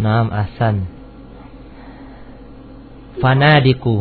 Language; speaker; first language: Arabic; non-native, fluent; Indonesian